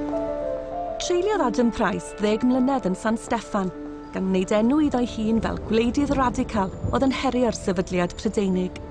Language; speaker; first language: Welsh; native; Welsh